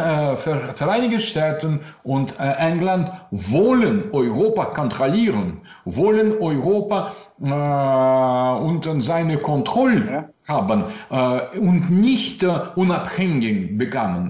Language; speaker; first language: German; non-native, learner; Russian